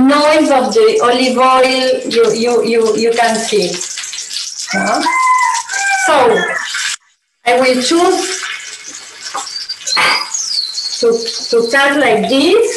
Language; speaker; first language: English; non-native, learner; Spanish